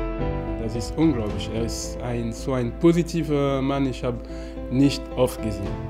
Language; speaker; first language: German; non-native, learner; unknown